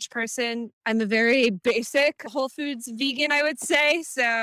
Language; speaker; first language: English; native; English